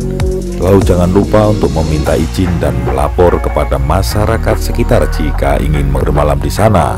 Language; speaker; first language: Indonesian; native; Indonesian